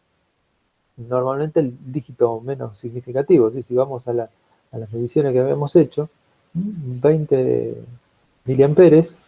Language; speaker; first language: Spanish; native; Spanish